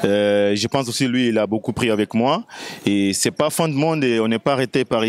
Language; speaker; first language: French; non-native, fluent; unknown